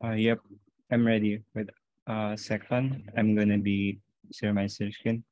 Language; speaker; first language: English; non-native, learner; Indonesian